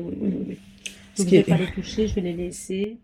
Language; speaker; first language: French; native; French